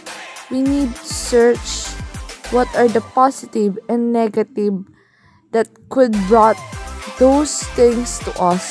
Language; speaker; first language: English; non-native, local second language; Filipino